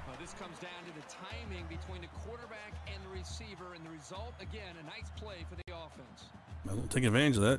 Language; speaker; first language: English; native; English